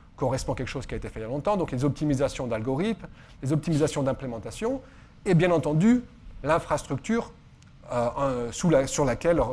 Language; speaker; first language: French; native; French